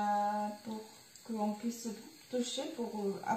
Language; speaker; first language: French; non-native, fluent; Japanese